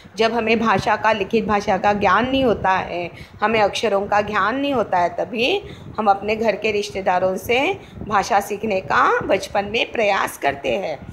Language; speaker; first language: Hindi; native; Hindi